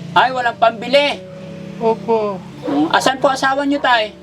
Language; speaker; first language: Filipino; native; Filipino